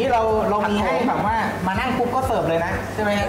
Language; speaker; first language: Thai; native; Thai